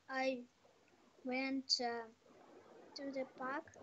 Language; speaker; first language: English; non-native, learner; Russian